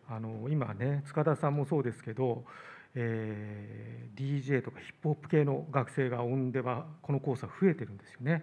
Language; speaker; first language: Japanese; native; Japanese